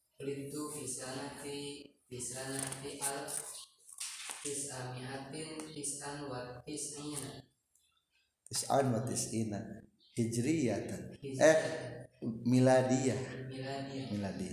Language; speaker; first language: Arabic; non-native, learner; Indonesian